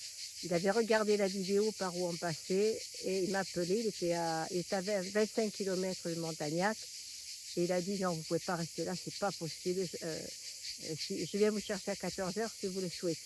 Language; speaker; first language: French; native; French